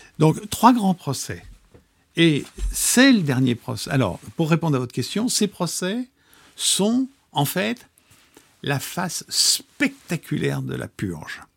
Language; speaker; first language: French; native; French